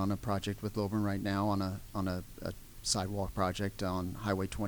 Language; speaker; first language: English; native; English